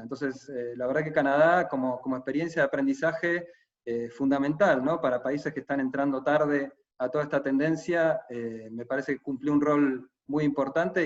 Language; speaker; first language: Spanish; native; Spanish